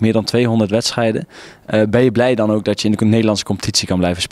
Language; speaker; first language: Dutch; native; Dutch